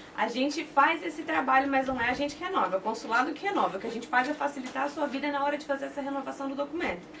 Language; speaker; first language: Portuguese; native; Portuguese